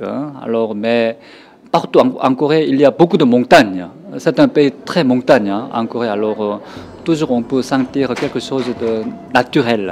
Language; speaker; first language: French; non-native, fluent; Korean